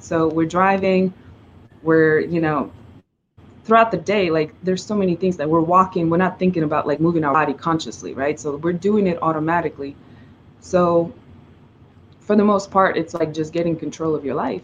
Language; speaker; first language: English; non-native, fluent; Russian